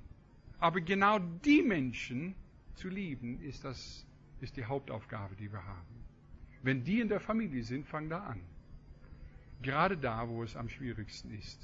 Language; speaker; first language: German; non-native, fluent; English